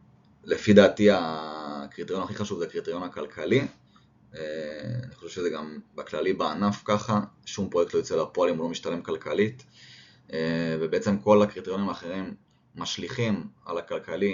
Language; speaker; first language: Hebrew; native; Hebrew